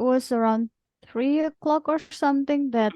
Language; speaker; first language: English; non-native, fluent; Indonesian